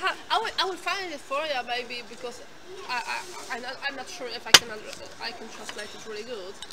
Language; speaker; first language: English; non-native, fluent; Polish